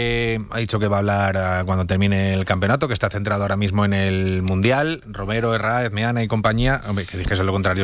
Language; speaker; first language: Spanish; native; Spanish